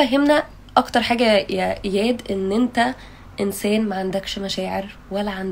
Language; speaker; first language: Arabic; native; Arabic